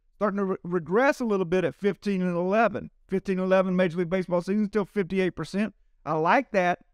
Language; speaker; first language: English; native; English